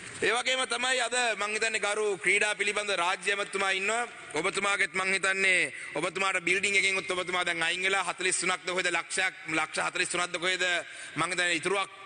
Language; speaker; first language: Sinhala; non-native, local second language; Tamil